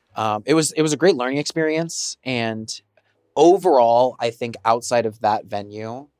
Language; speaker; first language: English; native; English